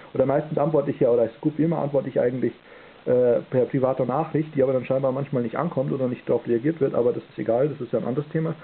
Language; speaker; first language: German; native; German